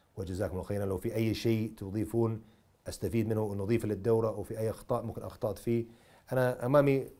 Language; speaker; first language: Arabic; non-native, fluent; English